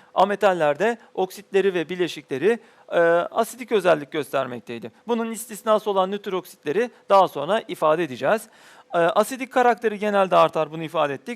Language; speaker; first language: Turkish; native; Turkish